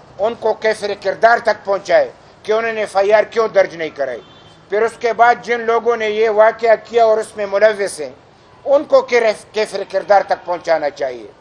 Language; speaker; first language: Urdu; non-native, local second language; Pashto